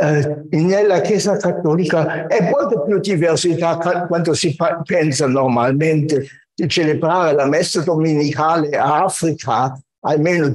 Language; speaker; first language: Italian; non-native, fluent; German